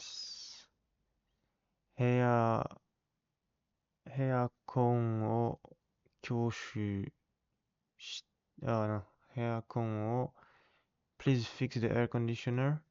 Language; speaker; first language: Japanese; non-native, learner; English